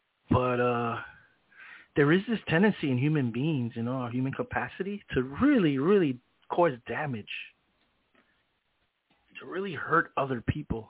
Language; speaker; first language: English; early bilingual, other home language; Spanish